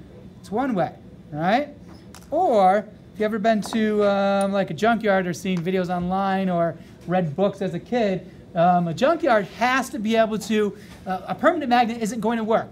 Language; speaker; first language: English; native; English